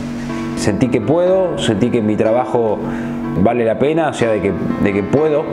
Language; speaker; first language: Spanish; native; Spanish